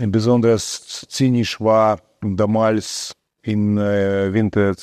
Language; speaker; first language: German; non-native, fluent; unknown